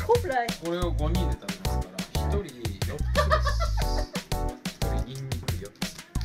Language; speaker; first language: Japanese; native; Japanese